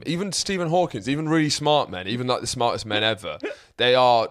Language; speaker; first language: English; native; English